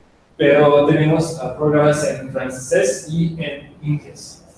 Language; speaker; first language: Spanish; non-native, learner; French